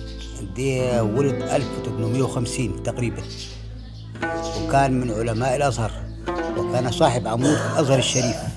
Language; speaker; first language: Arabic; native; Arabic